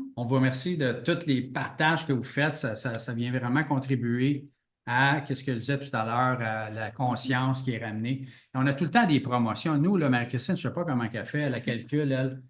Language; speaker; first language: French; native; French